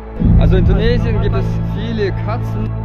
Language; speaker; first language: German; non-native, fluent; Russian